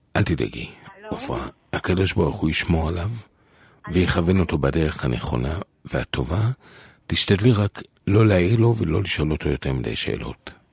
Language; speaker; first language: Hebrew; native; Hebrew